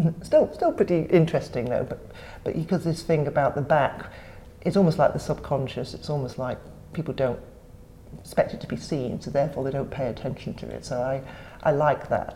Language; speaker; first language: English; native; English